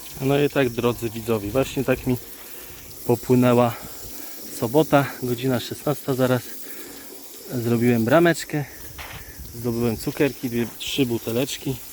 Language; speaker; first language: Polish; native; Polish